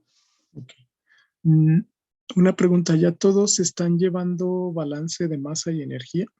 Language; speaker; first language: Spanish; native; Spanish